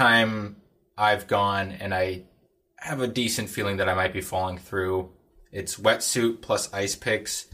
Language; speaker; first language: English; native; English